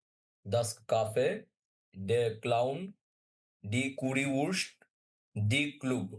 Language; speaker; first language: German; non-native, learner; Bangla